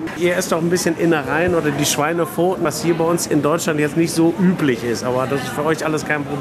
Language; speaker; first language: German; native; German